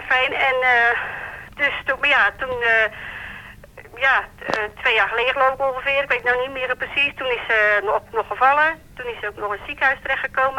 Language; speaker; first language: Dutch; native; Dutch